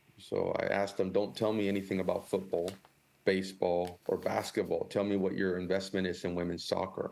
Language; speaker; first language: English; early bilingual, other home language; Spanish